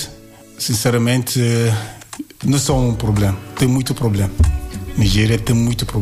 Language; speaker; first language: Portuguese; non-native, learner; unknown